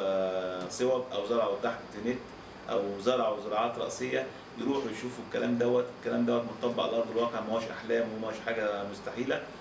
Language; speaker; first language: Arabic; native; Arabic